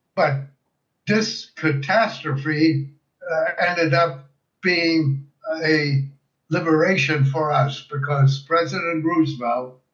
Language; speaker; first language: English; early bilingual, other home language; German